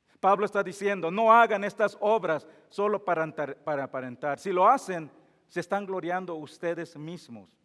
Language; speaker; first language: Spanish; non-native, fluent; English